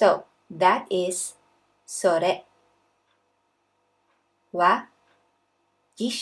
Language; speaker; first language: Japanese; non-native, fluent; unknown